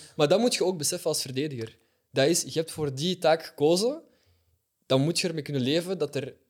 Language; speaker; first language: Dutch; native; Dutch